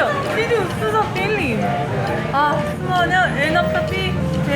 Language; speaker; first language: Indonesian; non-native, fluent; Korean